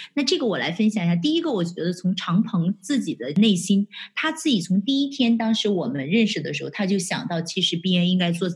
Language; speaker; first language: Chinese; native; Chinese